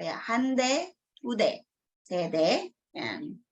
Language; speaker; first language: Korean; non-native, fluent; Filipino